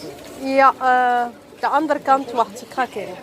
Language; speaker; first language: Dutch; non-native, learner; Arabic